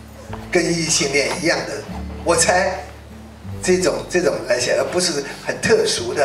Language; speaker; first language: Chinese; native; Chinese